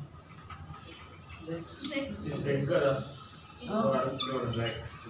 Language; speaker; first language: German; non-native, learner; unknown